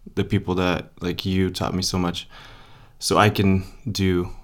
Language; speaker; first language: English; early bilingual, other home language; Polish